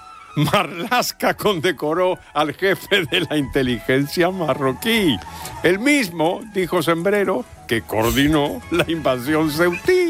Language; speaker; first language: Spanish; native; Spanish